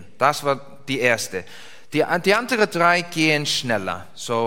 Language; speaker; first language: German; non-native, learner; Icelandic